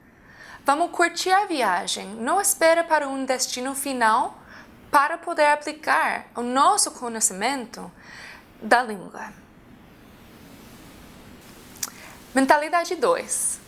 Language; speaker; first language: Portuguese; non-native, fluent; English